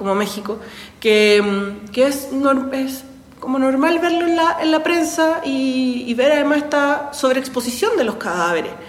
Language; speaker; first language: Spanish; native; Spanish